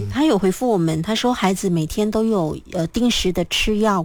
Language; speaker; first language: Chinese; native; Chinese